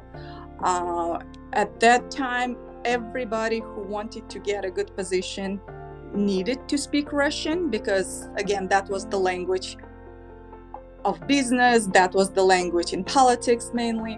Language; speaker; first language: English; non-native, fluent; Uzbek